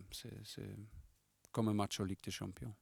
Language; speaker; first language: French; non-native, fluent; German